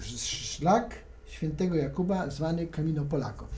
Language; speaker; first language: Polish; native; Polish